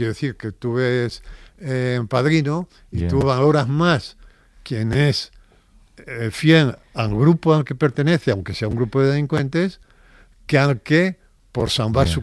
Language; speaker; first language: Spanish; native; Spanish